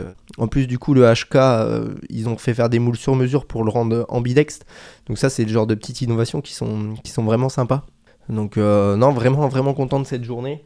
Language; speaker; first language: French; native; French